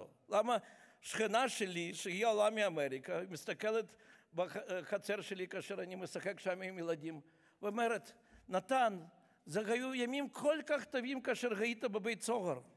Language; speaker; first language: Hebrew; non-native, fluent; Russian